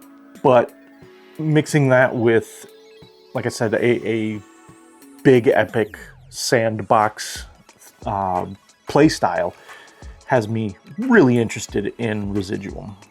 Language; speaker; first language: English; native; English